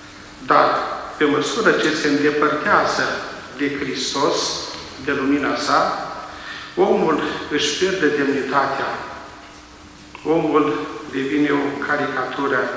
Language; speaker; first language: Romanian; native; Romanian